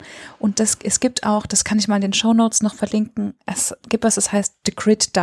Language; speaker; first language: German; native; German